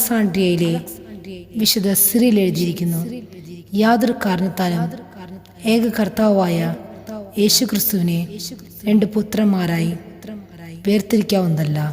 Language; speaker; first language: Malayalam; native; Malayalam